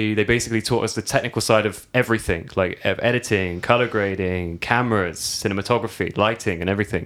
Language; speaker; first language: English; native; English